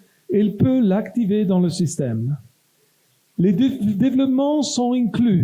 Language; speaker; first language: French; non-native, local second language; Italian